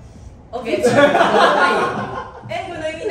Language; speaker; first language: Japanese; non-native, learner; Indonesian